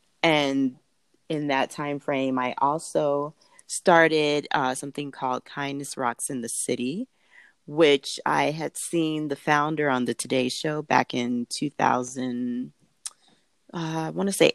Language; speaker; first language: English; native; English